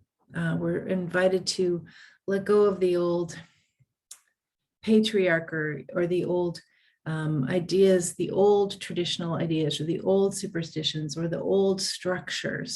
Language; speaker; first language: English; native; English